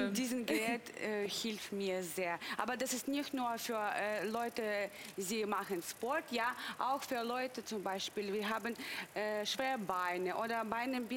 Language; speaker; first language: German; non-native, learner; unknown